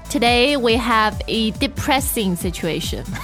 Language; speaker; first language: English; non-native, fluent; Chinese